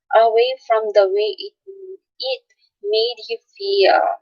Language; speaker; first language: English; non-native, local second language; Filipino